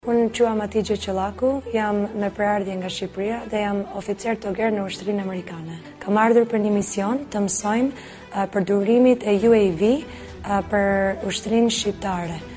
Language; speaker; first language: Albanian; early bilingual, heritage; Albanian